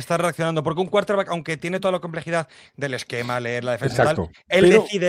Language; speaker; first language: Spanish; native; Spanish